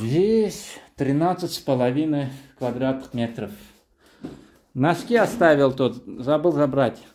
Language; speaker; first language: Russian; native; Russian